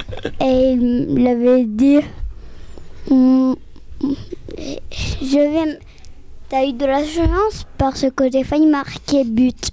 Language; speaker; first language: French; early bilingual, heritage; French